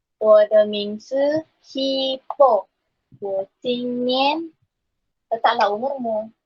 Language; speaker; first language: Malay; native; Malay